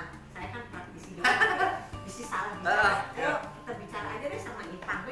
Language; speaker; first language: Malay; non-native, local second language; Sundanese